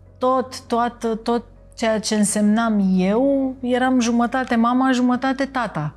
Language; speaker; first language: Romanian; native; Romanian